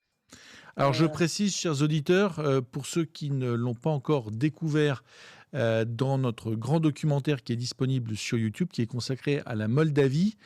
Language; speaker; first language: French; native; French